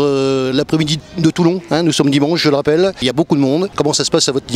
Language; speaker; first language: French; native; French